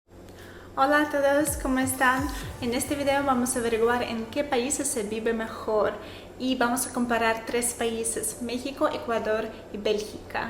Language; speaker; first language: Spanish; non-native, fluent; Russian